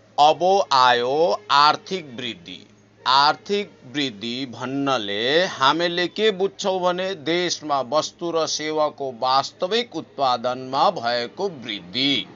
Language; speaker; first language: Nepali; native; Nepali